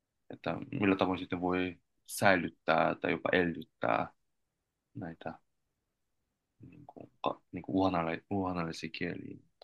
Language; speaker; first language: Finnish; non-native, fluent; Korean